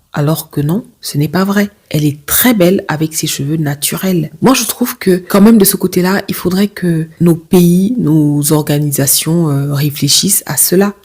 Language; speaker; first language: French; native; French